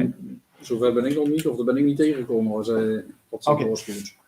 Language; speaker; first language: Dutch; native; Dutch